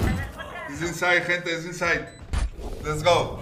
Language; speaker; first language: English; non-native, learner; Spanish